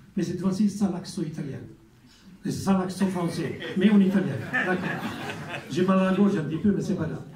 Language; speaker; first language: French; non-native, fluent; Italian